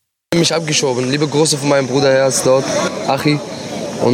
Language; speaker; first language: German; non-native, fluent; Arabic